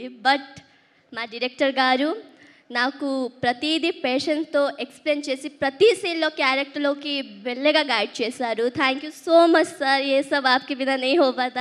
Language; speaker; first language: Telugu; early bilingual, heritage; Telugu